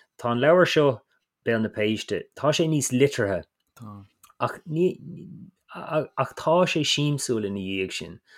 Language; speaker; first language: Irish; native; Irish